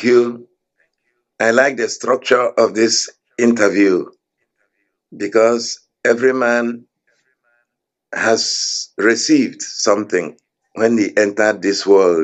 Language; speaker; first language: English; non-native, local second language; Igbo